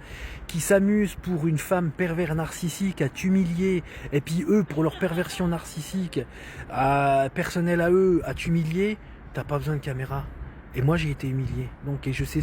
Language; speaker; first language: French; native; French